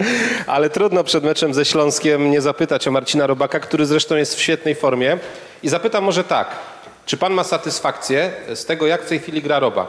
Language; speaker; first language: Polish; native; Polish